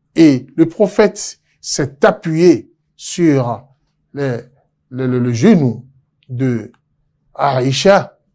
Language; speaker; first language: French; non-native, local second language; Yoruba